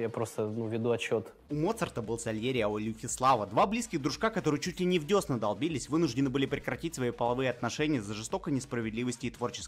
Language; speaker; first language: Russian; native; Russian